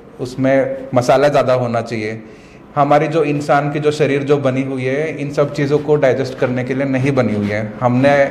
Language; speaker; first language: Hindi; non-native, local second language; Kannada